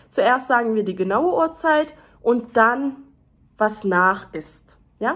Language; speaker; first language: German; early bilingual, other home language; Turkish